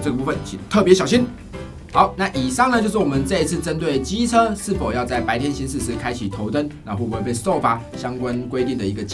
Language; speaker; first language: Chinese; native; Chinese